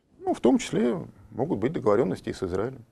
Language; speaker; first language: Russian; native; Russian